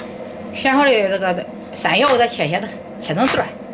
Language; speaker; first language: Chinese; native; Chinese